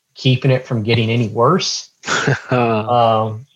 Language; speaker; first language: English; native; English